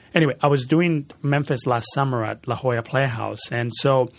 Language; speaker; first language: English; early bilingual, other home language; Spanish